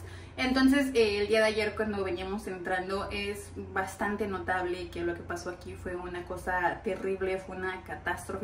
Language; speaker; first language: Spanish; native; Spanish